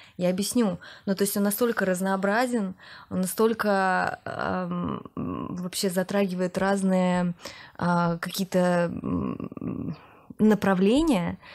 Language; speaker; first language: Russian; native; Russian